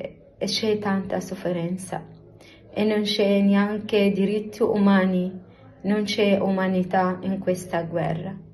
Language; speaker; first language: Italian; non-native, learner; Arabic